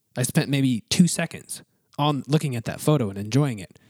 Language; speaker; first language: English; native; English